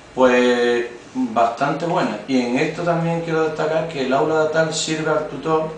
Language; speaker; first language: Spanish; native; Spanish